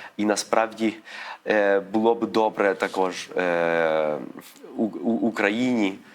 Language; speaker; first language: Ukrainian; early bilingual, heritage; Ukrainian